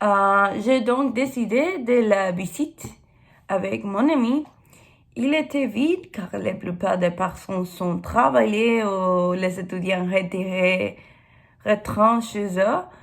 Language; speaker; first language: French; non-native, learner; English